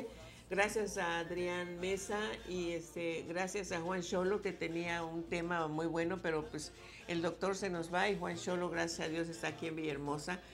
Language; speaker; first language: Spanish; native; Spanish